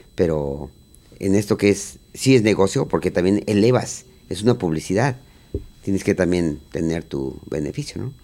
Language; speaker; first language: Spanish; native; Spanish